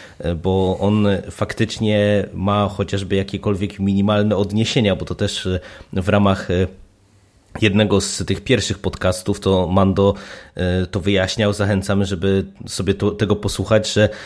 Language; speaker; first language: Polish; native; Polish